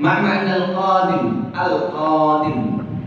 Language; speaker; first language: Arabic; non-native, fluent; Indonesian